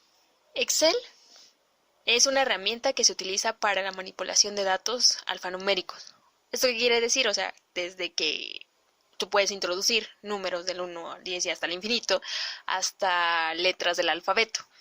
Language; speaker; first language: Spanish; native; Spanish